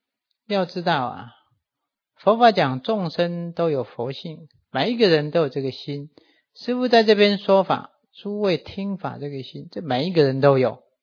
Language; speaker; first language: Chinese; native; Chinese